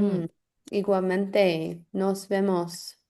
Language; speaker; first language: Spanish; non-native, learner; English